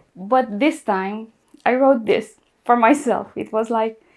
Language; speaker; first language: English; non-native, fluent; Romanian